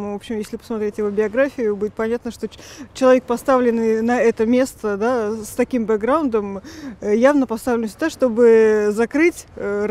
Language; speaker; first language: Russian; native; Russian